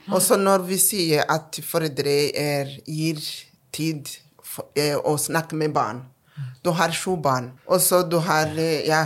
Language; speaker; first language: Norwegian; non-native, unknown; Kinyarwanda